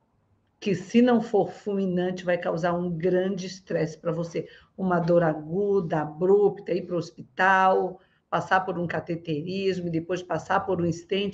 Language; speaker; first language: Portuguese; native; Portuguese